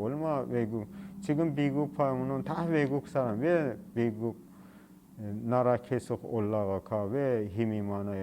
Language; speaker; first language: Korean; non-native, learner; Persian